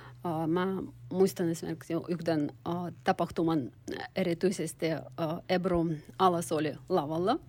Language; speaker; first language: Finnish; non-native, learner; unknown